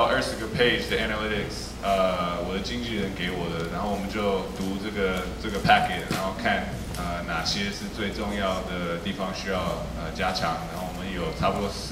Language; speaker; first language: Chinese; early bilingual, heritage; English